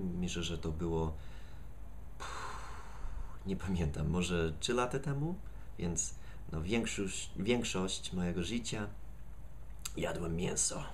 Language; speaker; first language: Polish; non-native, fluent; English